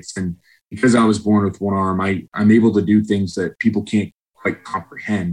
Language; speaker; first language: English; native; English